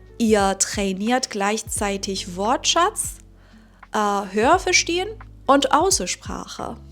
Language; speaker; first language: German; non-native, fluent; Persian